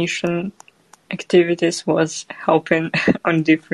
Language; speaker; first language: English; non-native, fluent; Kazakh